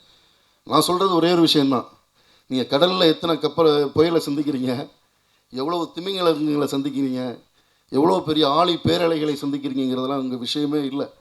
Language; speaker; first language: Tamil; native; Tamil